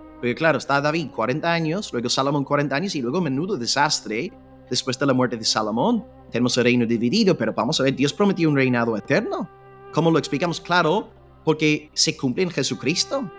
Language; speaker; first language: Spanish; non-native, fluent; English